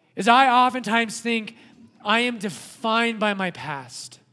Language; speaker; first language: English; native; English